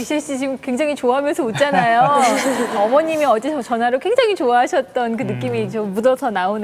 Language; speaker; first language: Korean; native; Korean